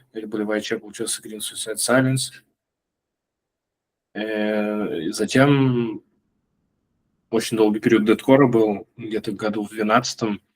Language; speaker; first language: Russian; native; Russian